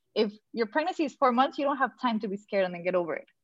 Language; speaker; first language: English; non-native, fluent; Spanish